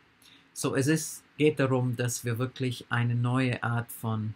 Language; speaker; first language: German; non-native, fluent; English